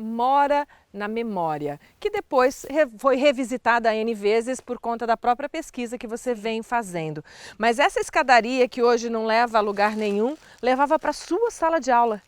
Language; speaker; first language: Portuguese; native; Portuguese